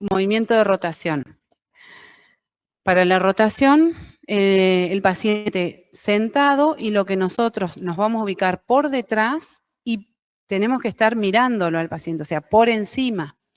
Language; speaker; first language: Spanish; native; Spanish